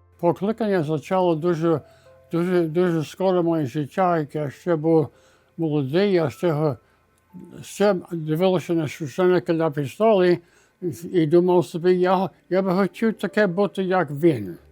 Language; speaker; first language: Ukrainian; early bilingual, heritage; Ukrainian